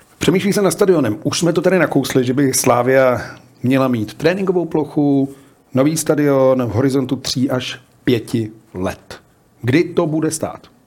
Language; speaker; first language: Czech; native; Czech